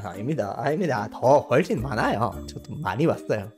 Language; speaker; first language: Korean; non-native, fluent; Spanish